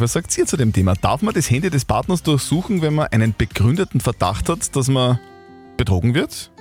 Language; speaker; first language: German; native; German